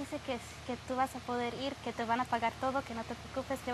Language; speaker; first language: Spanish; non-native, fluent; Arabic